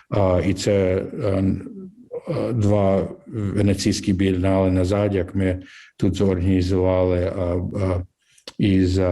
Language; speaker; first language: Ukrainian; early bilingual, heritage; English